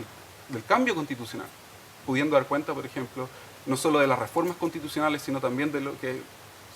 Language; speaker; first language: Spanish; native; Spanish